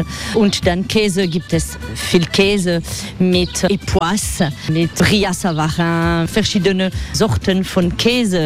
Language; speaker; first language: German; non-native, learner; French